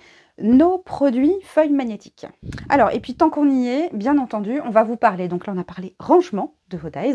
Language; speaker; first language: French; native; French